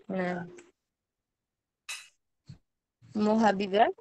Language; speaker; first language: Indonesian; native; Indonesian